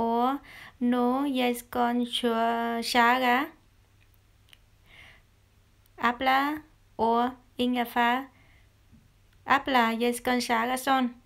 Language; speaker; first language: Norwegian; non-native, learner; Vietnamese